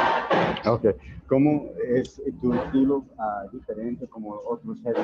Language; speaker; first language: Spanish; non-native, learner; English